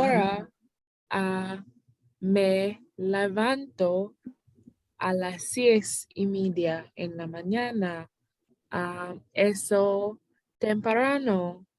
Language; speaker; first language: Spanish; non-native, learner; English